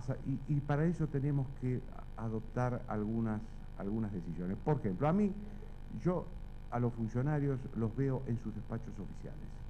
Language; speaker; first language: Spanish; native; Spanish